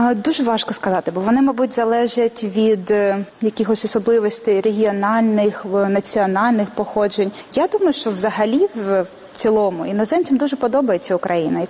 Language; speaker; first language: Ukrainian; native; Ukrainian